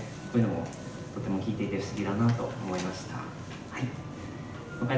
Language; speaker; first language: Japanese; native; Japanese